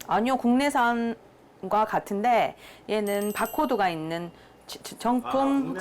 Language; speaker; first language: Korean; native; Korean